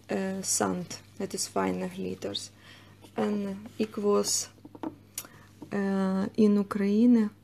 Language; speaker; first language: Dutch; non-native, learner; Russian